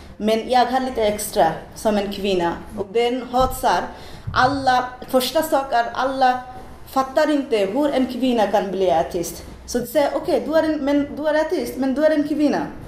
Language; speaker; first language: Swedish; non-native, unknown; Bangla